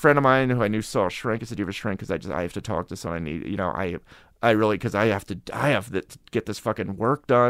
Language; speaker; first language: English; native; English